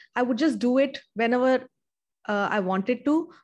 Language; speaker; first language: English; non-native, local second language; Tamil